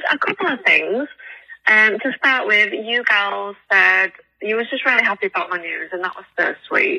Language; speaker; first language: English; native; English